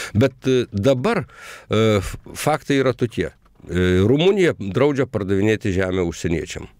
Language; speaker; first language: Lithuanian; native; Lithuanian